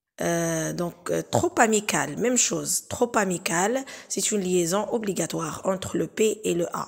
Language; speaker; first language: French; non-native, local second language; Arabic